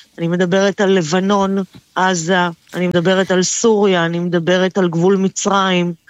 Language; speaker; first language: Hebrew; non-native, fluent; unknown